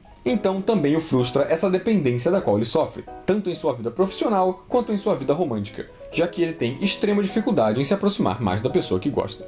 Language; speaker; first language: Portuguese; native; Portuguese